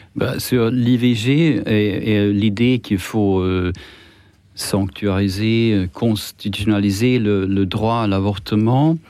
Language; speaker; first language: French; non-native, fluent; Swedish